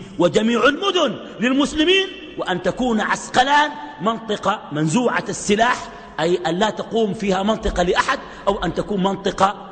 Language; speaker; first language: Arabic; native; Arabic